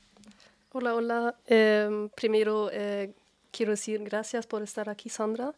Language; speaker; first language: Spanish; non-native, learner; German